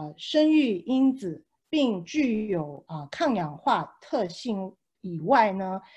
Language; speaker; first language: Chinese; early bilingual, heritage; Chinese